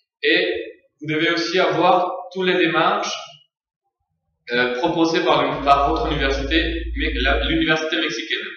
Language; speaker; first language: French; non-native, fluent; Spanish